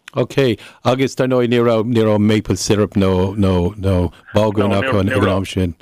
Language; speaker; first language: Irish; native; Irish